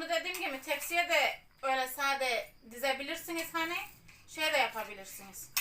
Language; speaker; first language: Turkish; native; Turkish